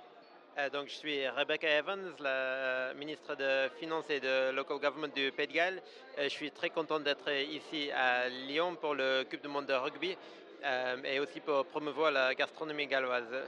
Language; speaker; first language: French; non-native, fluent; English